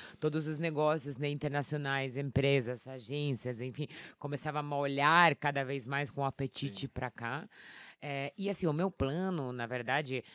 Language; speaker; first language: Portuguese; non-native, fluent; Polish